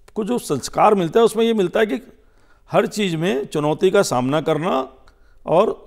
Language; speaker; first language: Hindi; native; Hindi